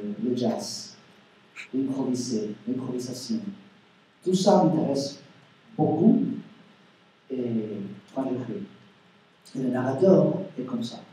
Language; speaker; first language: French; non-native, learner; Spanish